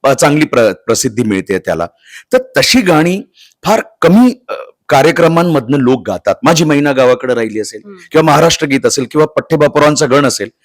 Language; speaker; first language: Marathi; native; Marathi